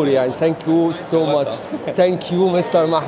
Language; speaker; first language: English; non-native, learner; Arabic